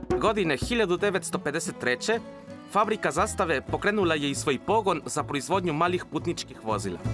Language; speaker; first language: Serbian; non-native, fluent; Spanish